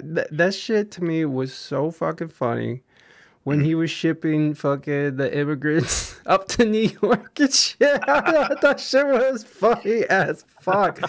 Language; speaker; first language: English; early bilingual, other home language; Spanish